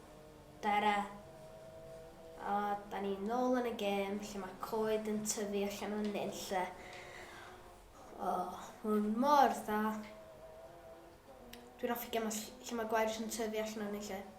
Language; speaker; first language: Welsh; non-native, local second language; English